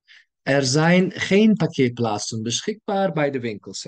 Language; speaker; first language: Dutch; non-native, fluent; Turkish